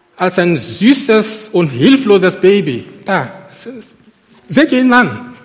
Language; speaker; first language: German; non-native, fluent; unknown